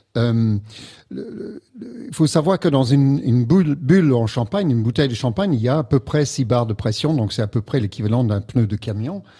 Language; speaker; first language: French; non-native, fluent; English